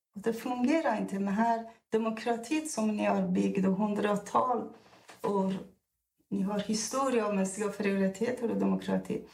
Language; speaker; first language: Swedish; non-native, fluent; Persian